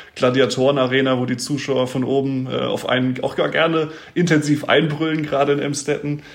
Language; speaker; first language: German; native; German